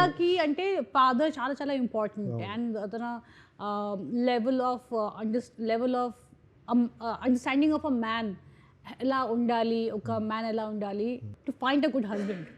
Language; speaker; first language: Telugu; non-native, fluent; Hindi